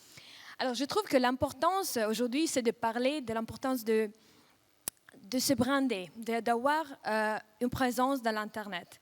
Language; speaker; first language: French; non-native, fluent; Russian